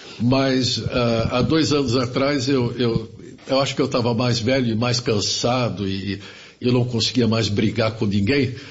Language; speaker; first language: Portuguese; early bilingual, other home language; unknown